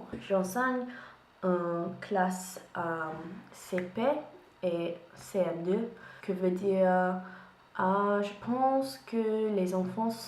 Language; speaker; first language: French; non-native, learner; English